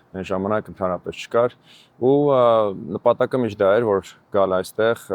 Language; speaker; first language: Armenian; native; Armenian